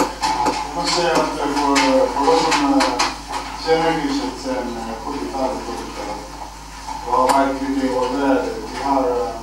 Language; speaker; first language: Swedish; non-native, fluent; Greek